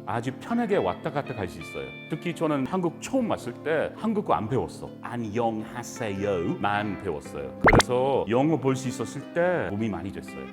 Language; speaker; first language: Korean; non-native, learner; English